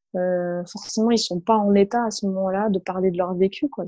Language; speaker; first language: French; early bilingual, other home language; Arabic